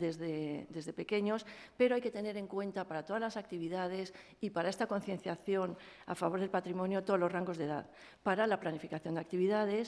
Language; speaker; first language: Spanish; native; Spanish